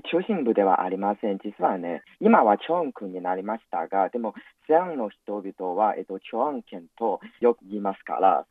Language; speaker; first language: Japanese; non-native, fluent; Chinese